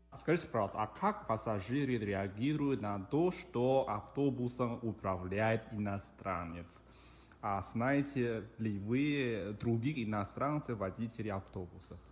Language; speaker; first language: Russian; non-native, fluent; Chinese